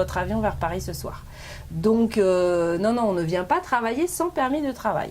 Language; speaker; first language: French; native; French